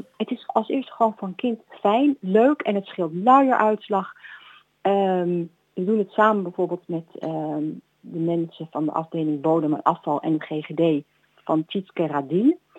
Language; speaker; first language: Dutch; native; Dutch